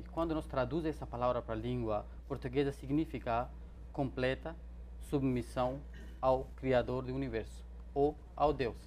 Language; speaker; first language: Portuguese; non-native, fluent; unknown